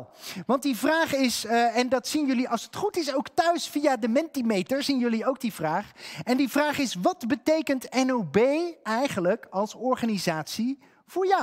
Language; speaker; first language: Dutch; native; Dutch